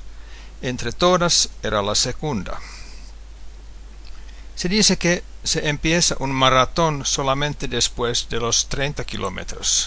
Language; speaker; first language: Spanish; non-native, fluent; Finnish